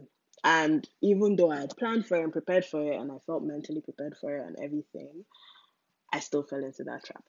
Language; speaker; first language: English; non-native, local second language; Yoruba